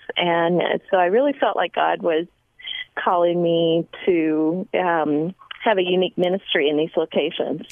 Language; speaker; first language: English; early bilingual, other home language; Spanish